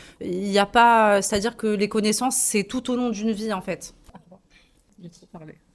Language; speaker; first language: French; native; French